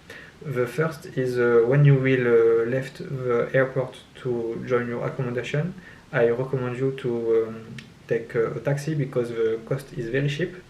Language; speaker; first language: English; non-native, learner; French